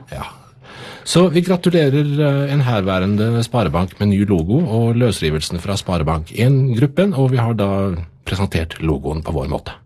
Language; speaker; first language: Norwegian; native; Norwegian